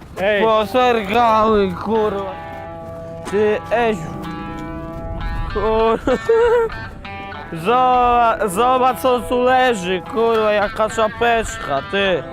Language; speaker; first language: Polish; native; Polish